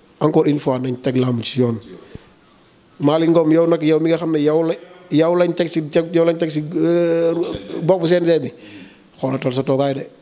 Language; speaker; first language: Wolof; non-native, local second language; Serer